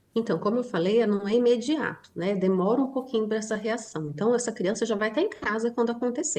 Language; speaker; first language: Portuguese; native; Portuguese